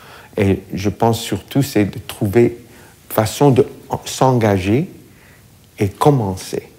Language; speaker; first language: French; non-native, fluent; English